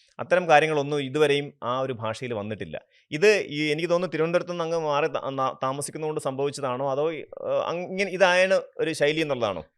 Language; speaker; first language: Malayalam; native; Malayalam